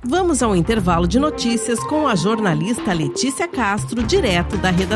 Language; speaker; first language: Portuguese; native; Portuguese